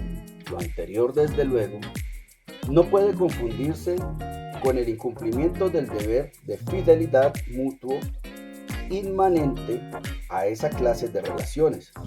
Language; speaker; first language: Spanish; native; Spanish